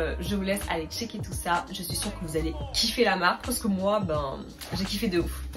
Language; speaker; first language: French; native; French